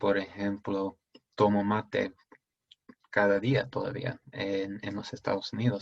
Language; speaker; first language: Spanish; non-native, fluent; English